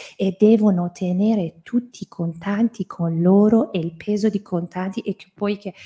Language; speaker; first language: Italian; non-native, fluent; Persian